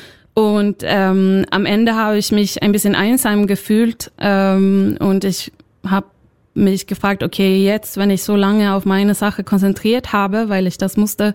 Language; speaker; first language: German; non-native, fluent; Swedish